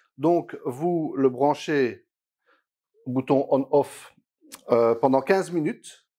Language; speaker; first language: French; native; French